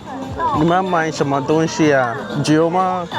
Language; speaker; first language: Chinese; non-native, learner; English